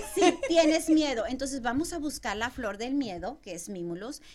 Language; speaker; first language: Spanish; native; Spanish